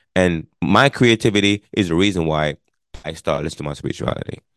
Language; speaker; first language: English; non-native, local second language; Jamaican Creole English